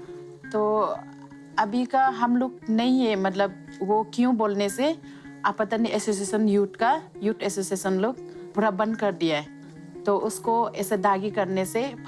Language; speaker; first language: Hindi; non-native, local second language; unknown